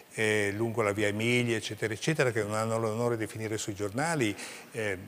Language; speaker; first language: Italian; native; Italian